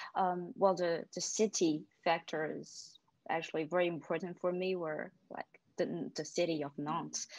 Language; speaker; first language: English; non-native, fluent; Chinese